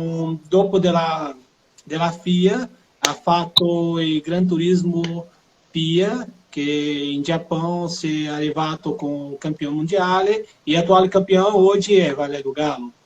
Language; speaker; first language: Italian; non-native, learner; Portuguese